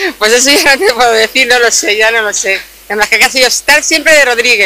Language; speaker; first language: Spanish; native; Spanish